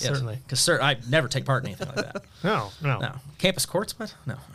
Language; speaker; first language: English; native; English